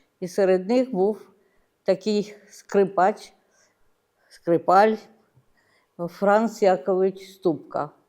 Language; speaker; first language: Ukrainian; non-native, local second language; Russian